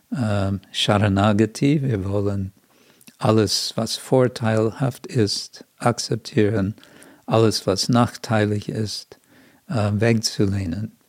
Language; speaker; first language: German; non-native, fluent; English